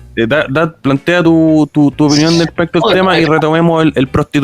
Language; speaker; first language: Spanish; native; Spanish